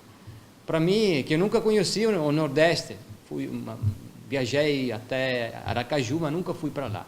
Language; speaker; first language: Portuguese; non-native, fluent; Italian